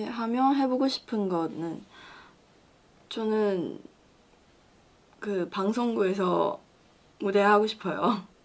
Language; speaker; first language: Korean; non-native, learner; Chinese